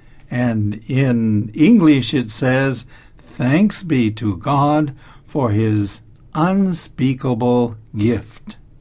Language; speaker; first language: English; native; English